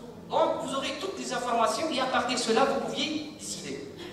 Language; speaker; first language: French; non-native, local second language; Arabic